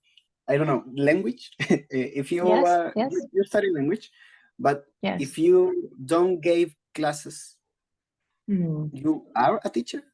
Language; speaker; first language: English; non-native, learner; Spanish